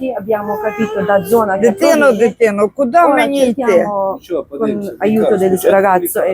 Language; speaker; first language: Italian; non-native, fluent; Ukrainian